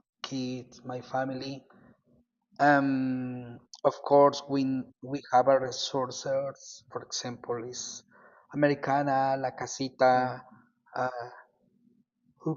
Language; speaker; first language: English; non-native, learner; Spanish